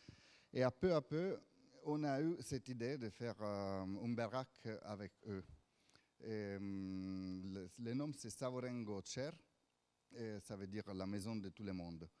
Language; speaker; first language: French; non-native, fluent; Italian